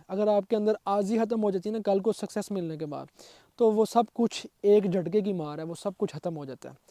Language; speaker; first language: Urdu; non-native, local second language; Punjabi